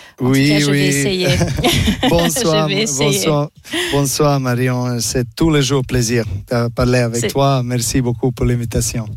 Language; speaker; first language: French; non-native, learner; Serbian